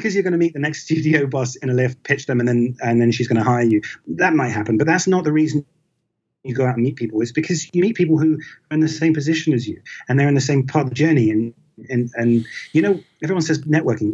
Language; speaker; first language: English; native; English